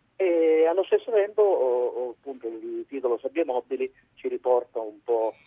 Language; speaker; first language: Italian; native; Italian